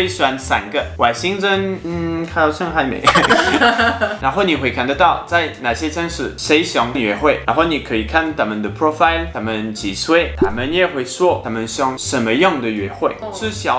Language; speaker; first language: Chinese; non-native, fluent; French